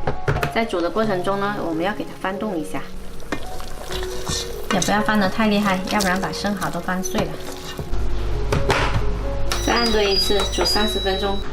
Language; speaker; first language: Chinese; non-native, local second language; Hakka Chinese